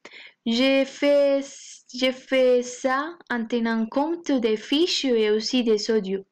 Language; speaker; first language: French; non-native, fluent; Spanish